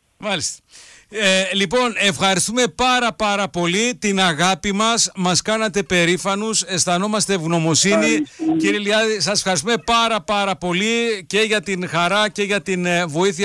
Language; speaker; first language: Greek; native; Greek